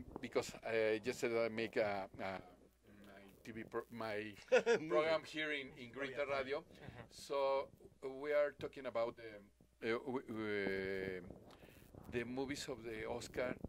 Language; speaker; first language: English; non-native, learner; Spanish